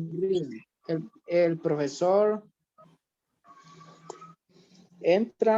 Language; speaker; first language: Spanish; non-native, learner; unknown